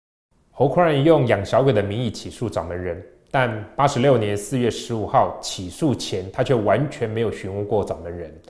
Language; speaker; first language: Chinese; native; Chinese